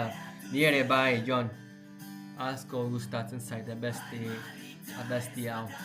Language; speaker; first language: Basque; non-native, learner; English